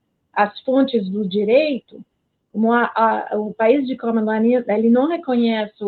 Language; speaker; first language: Portuguese; non-native, fluent; French